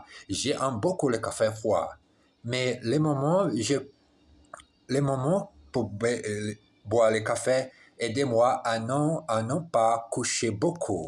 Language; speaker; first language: French; non-native, learner; Portuguese